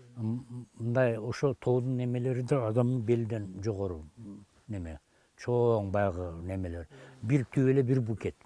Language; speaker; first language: Kyrgyz; native; Kyrgyz